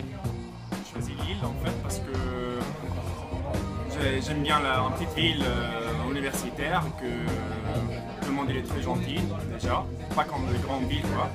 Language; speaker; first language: French; non-native, learner; Italian